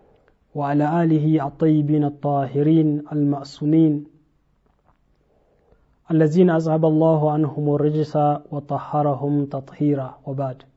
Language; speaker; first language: Arabic; non-native, fluent; Hausa